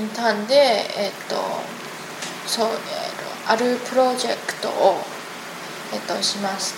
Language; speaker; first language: Japanese; non-native, learner; Chinese